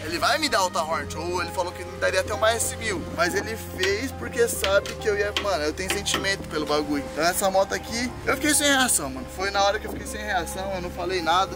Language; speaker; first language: Portuguese; native; Portuguese